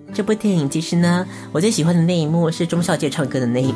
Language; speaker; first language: Chinese; native; Chinese